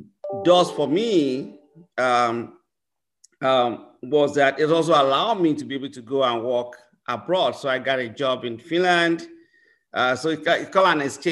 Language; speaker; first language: English; non-native, local second language; Yoruba